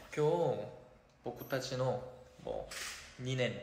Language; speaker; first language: Japanese; non-native, learner; Korean